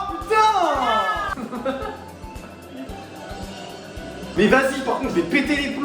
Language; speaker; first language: French; native; French